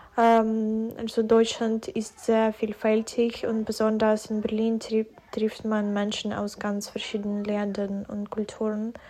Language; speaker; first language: German; non-native, fluent; Ukrainian